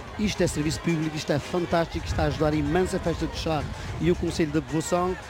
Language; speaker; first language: Portuguese; native; Portuguese